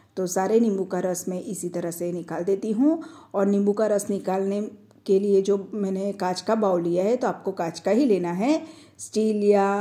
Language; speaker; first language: Hindi; non-native, local second language; Gujarati